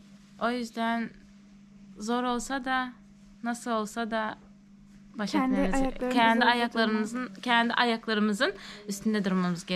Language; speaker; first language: Turkish; non-native, fluent; Turkmen